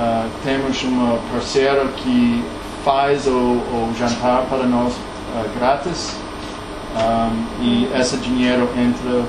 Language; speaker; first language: Portuguese; non-native, learner; English